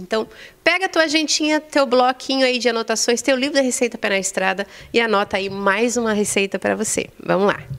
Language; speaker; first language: Portuguese; native; Portuguese